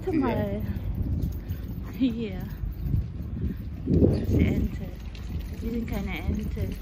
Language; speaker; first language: German; non-native, learner; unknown